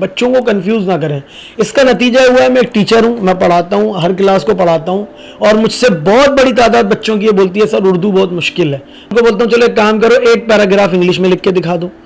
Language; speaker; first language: Urdu; native; Urdu